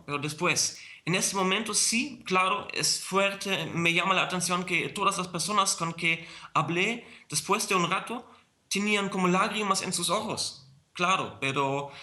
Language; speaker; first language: Spanish; non-native, fluent; German